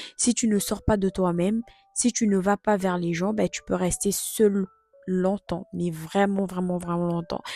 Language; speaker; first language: French; non-native, local second language; Lingala